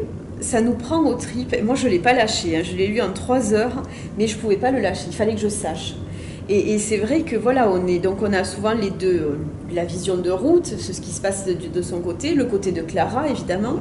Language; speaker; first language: French; native; French